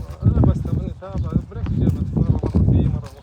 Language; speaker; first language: Arabic; non-native, learner; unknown